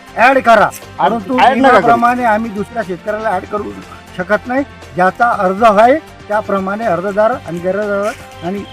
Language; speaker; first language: Marathi; native; Marathi